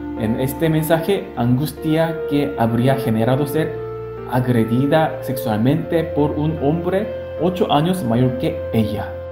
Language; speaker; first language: Spanish; non-native, fluent; Korean